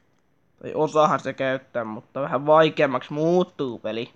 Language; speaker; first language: Finnish; native; Finnish